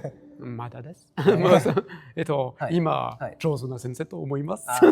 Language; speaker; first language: Japanese; non-native, learner; French